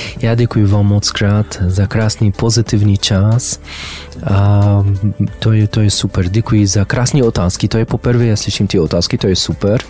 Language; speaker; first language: Czech; non-native, learner; Arabic